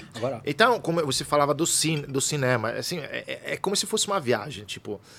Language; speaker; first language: Portuguese; non-native, fluent; Italian